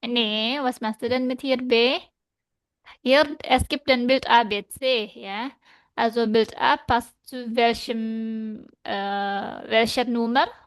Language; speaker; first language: German; non-native, fluent; Indonesian